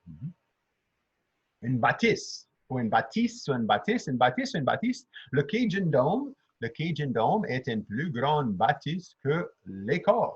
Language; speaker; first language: French; native; French